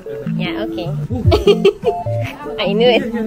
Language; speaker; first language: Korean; non-native, learner; Filipino